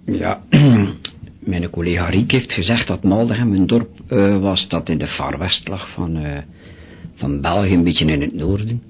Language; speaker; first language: Dutch; native; Dutch